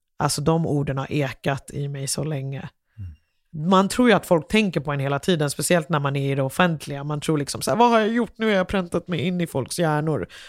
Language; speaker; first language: Swedish; early bilingual, other home language; English